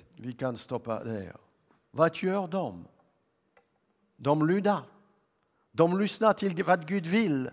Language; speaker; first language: Swedish; non-native, learner; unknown